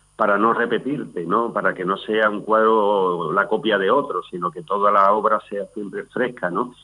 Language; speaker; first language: Spanish; native; Spanish